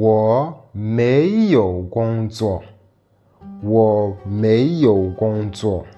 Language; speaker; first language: Chinese; non-native, fluent; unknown